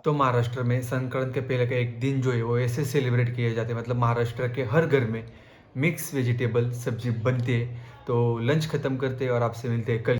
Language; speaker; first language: Hindi; non-native, local second language; Marathi